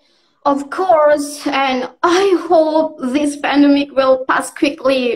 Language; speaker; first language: English; non-native, learner; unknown